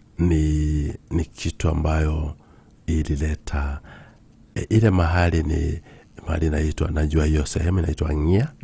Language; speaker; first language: Swahili; non-native, local second language; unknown